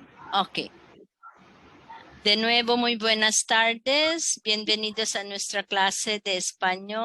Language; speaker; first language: Spanish; non-native, fluent; Filipino